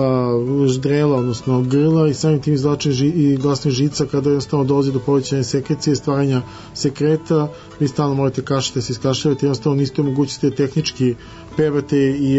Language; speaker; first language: Serbian; native; Serbian